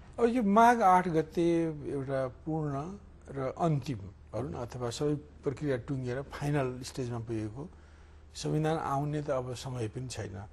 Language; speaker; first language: Nepali; native; Nepali